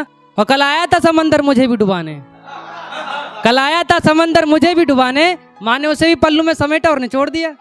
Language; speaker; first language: Hindi; native; Hindi